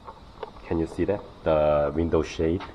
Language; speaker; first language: English; non-native, learner; Korean